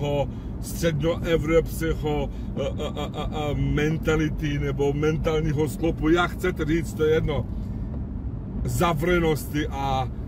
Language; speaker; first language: Czech; non-native, fluent; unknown